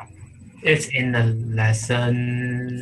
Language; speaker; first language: English; non-native, learner; Chinese